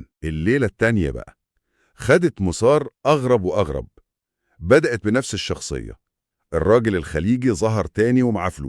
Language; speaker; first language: Arabic; native; Arabic